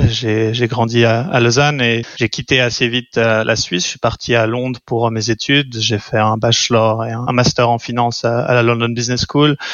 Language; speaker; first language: French; native; French